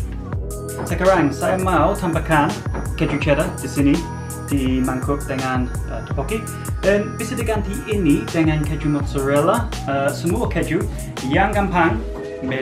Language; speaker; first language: Indonesian; non-native, learner; English